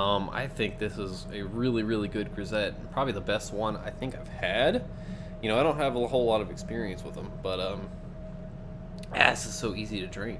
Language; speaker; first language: English; native; English